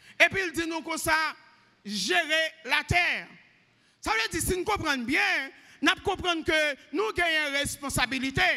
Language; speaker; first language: French; non-native, local second language; Haitian Creole